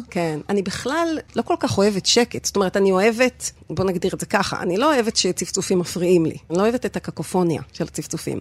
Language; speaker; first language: Hebrew; native; Hebrew